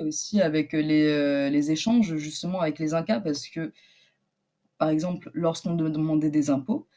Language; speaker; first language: French; native; French